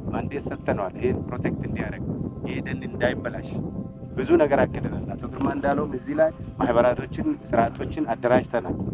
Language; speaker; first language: Amharic; non-native, local second language; Oromo